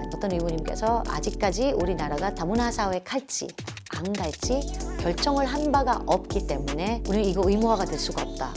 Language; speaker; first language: Korean; non-native, fluent; Filipino